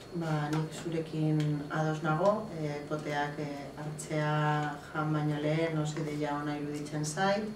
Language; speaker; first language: Basque; non-native, local second language; Spanish